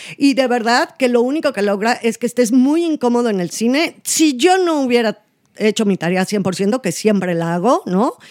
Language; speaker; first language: Spanish; native; Spanish